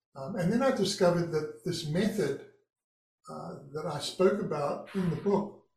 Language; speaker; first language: English; native; English